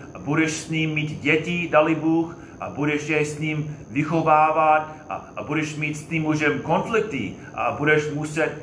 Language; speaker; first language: Czech; non-native, fluent; English